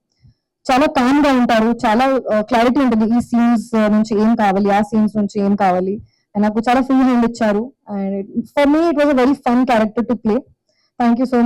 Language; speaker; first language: Telugu; non-native, fluent; Hindi